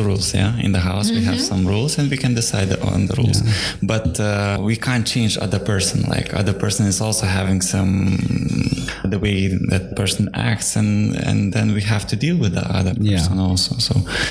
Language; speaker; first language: English; non-native, fluent; Lithuanian